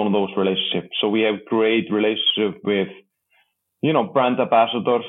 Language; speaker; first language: English; non-native, fluent; Icelandic